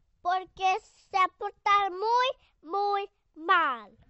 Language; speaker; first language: Spanish; early bilingual, heritage; Spanish